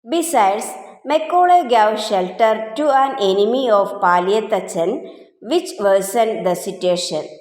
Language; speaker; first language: English; non-native, local second language; Malayalam